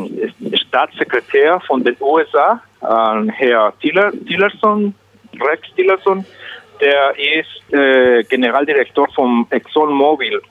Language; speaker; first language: German; non-native, learner; Spanish